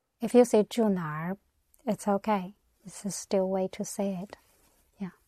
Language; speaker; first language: English; non-native, learner; Chinese